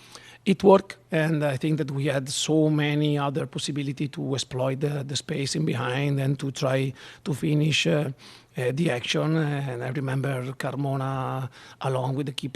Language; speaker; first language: English; non-native, fluent; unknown